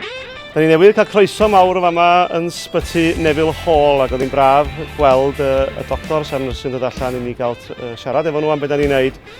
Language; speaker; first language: Welsh; native; Welsh